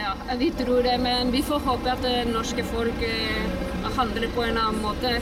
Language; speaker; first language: Norwegian; non-native, fluent; Spanish